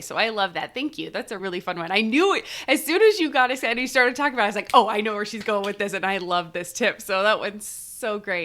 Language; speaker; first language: English; native; English